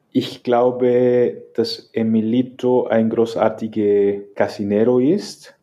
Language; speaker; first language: German; non-native, fluent; Spanish